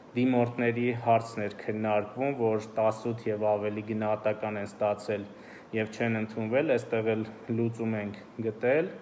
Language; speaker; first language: Armenian; native; Armenian